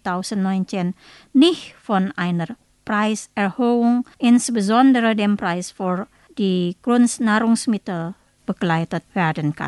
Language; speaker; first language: German; non-native, fluent; Indonesian